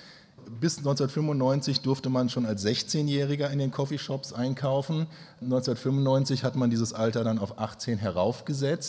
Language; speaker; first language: German; native; German